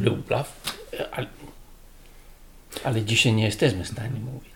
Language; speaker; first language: Polish; non-native, learner; Italian